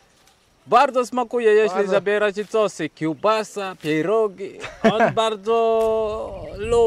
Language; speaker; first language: Polish; non-native, learner; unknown